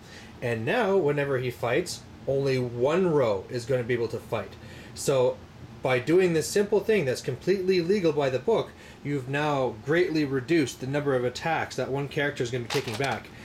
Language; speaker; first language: English; native; English